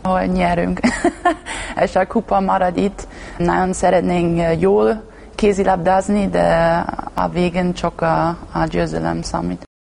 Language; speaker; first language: Hungarian; non-native, learner; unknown